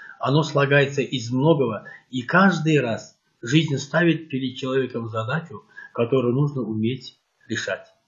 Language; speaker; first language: Russian; non-native, local second language; Kyrgyz